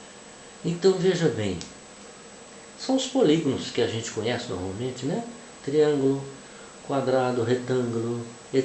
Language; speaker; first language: Portuguese; native; Portuguese